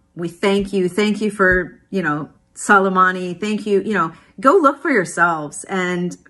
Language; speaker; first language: English; early bilingual, other home language; Persian